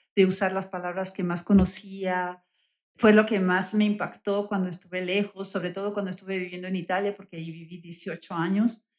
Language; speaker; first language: Spanish; native; Spanish